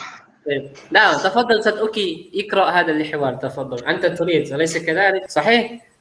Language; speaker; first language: Arabic; non-native, fluent; Indonesian